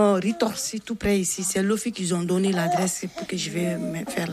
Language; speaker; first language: French; non-native, learner; Bambara